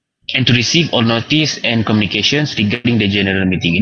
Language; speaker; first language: English; non-native, local second language; Malay